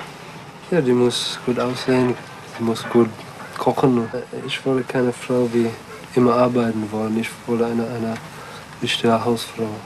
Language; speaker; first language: German; non-native, learner; English